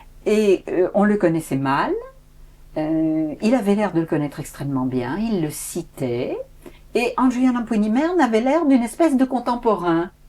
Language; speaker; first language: French; native; French